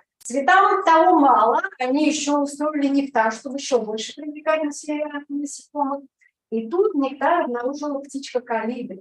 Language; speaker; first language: Russian; native; Russian